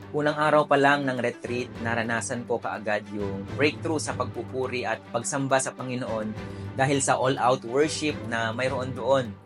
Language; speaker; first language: Filipino; non-native, local second language; Iloko